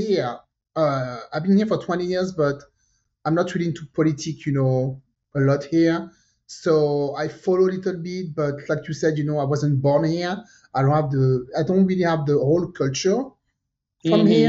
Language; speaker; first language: English; non-native, fluent; French